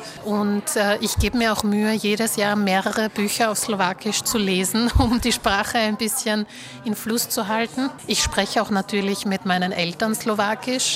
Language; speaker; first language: German; early bilingual, other home language; Slovak